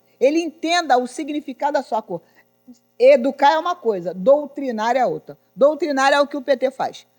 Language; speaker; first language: Portuguese; native; Portuguese